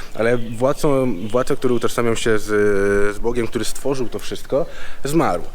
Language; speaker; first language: Polish; native; Polish